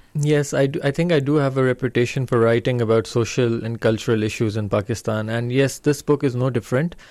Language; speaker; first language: English; non-native, local second language; Urdu